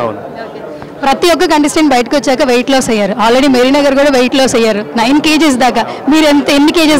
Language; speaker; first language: Telugu; native; Telugu